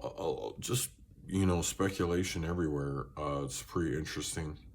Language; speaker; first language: English; native; English